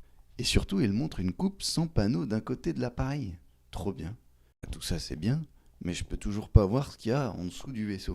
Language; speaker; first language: French; native; French